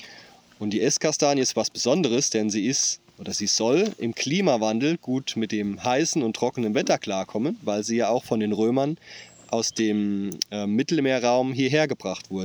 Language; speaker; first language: German; native; German